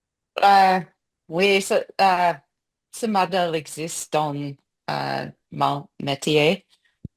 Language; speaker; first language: French; non-native, learner; English